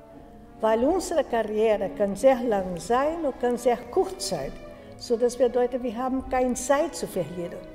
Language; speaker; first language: German; non-native, fluent; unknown